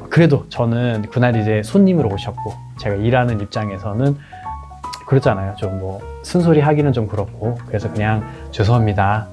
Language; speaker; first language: Korean; non-native, fluent; Nepali